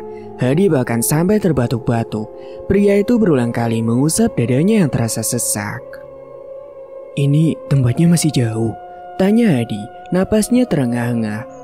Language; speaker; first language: Indonesian; native; Indonesian